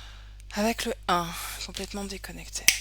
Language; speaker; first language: French; native; French